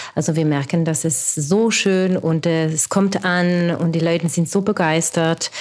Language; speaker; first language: German; non-native, fluent; French